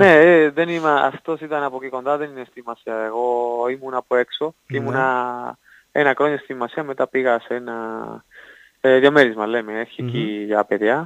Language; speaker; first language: Greek; non-native, learner; Spanish